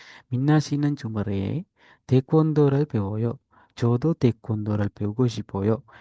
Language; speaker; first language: Korean; non-native, fluent; Sinhala